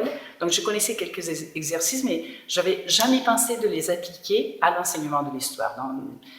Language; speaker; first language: French; non-native, fluent; Italian